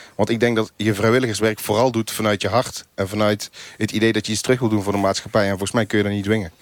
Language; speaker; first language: Dutch; native; Dutch